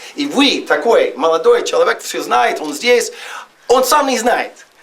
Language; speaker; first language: Russian; non-native, fluent; English